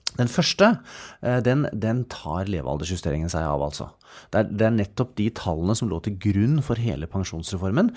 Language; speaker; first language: Norwegian; native; Norwegian